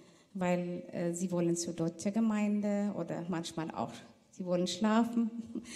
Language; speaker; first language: German; non-native, fluent; Tigrinya